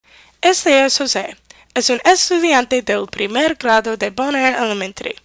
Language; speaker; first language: Spanish; non-native, learner; English